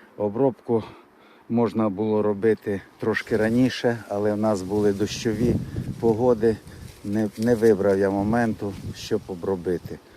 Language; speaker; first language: Ukrainian; native; Ukrainian